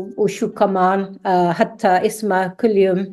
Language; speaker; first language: Arabic; non-native, learner; English